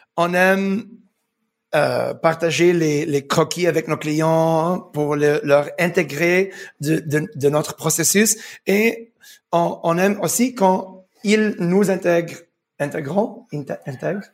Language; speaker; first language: French; non-native, fluent; English